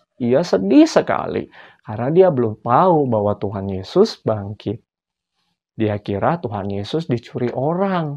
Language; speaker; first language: Indonesian; native; Indonesian